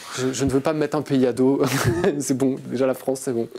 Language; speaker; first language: French; native; French